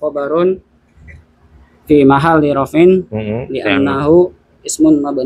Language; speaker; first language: Arabic; non-native, learner; Indonesian